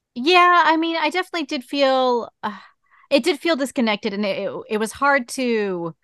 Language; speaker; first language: English; native; English